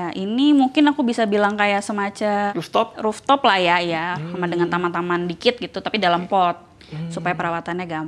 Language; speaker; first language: Indonesian; native; Indonesian